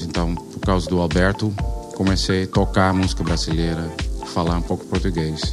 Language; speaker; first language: Portuguese; non-native, learner; Dutch